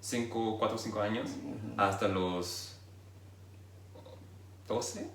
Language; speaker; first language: Spanish; non-native, fluent; English